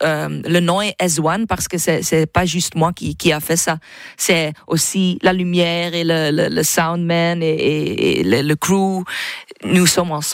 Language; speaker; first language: French; non-native, local second language; Dutch